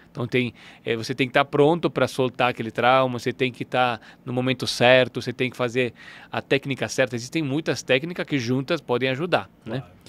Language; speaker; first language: Portuguese; non-native, fluent; Italian